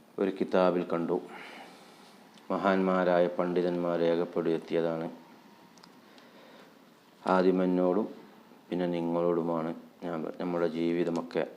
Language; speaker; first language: Malayalam; native; Malayalam